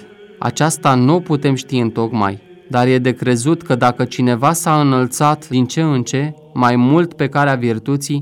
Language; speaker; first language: Romanian; native; Romanian